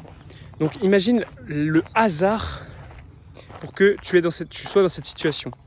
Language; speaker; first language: French; native; French